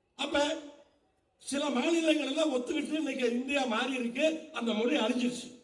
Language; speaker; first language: Tamil; native; Tamil